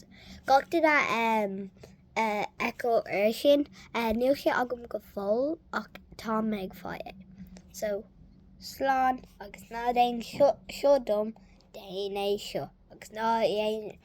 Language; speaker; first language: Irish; non-native, learner; English